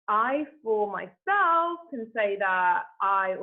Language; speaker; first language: English; native; English